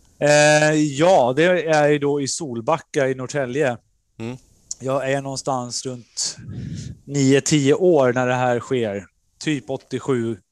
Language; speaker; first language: Swedish; early bilingual, other home language; Spanish